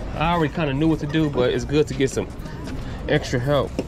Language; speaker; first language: English; native; English